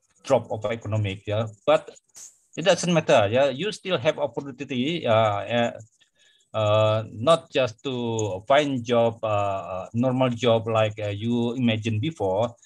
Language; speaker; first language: English; non-native, fluent; Indonesian